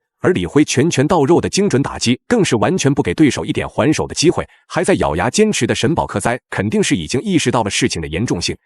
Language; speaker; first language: Chinese; native; Chinese